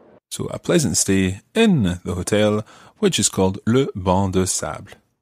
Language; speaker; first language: English; native; English